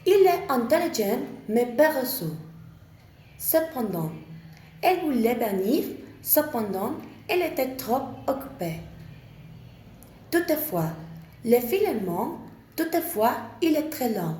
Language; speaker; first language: French; non-native, learner; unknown